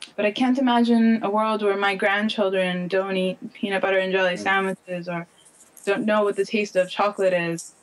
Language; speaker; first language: English; native; English